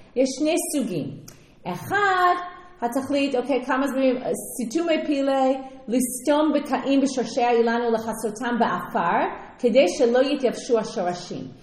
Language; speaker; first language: Hebrew; non-native, fluent; English